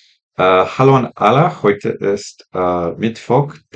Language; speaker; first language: German; non-native, learner; English